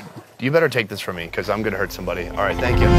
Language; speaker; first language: English; native; English